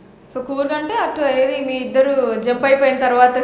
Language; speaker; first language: Telugu; native; Telugu